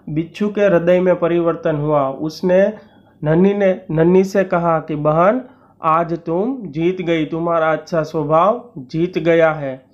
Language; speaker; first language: Hindi; non-native, local second language; Gujarati